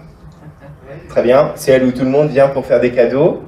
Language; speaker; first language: French; native; French